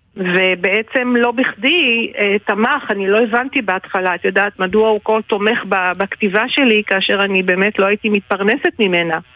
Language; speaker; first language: Hebrew; native; Hebrew